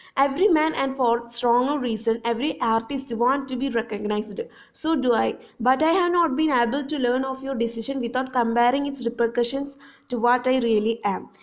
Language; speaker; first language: English; non-native, local second language; Malayalam